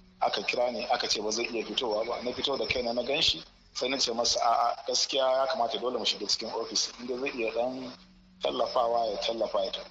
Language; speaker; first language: Hausa; native; Hausa